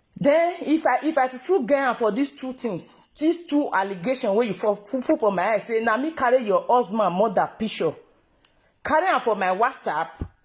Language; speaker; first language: Nigerian Pidgin; non-native, local second language; Yoruba